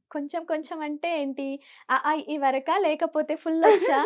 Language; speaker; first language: Telugu; native; Telugu